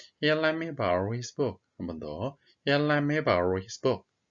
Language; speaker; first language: English; non-native, fluent; Korean